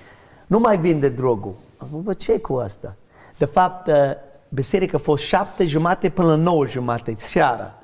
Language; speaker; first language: Romanian; non-native, fluent; English